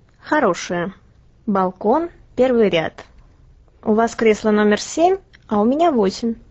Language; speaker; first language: Russian; native; Russian